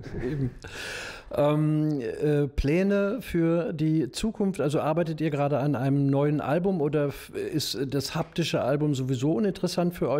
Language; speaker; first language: German; native; German